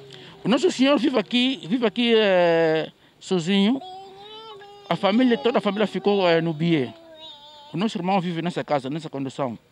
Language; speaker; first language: Portuguese; native; Portuguese